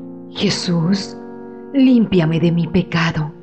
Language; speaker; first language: Spanish; native; Spanish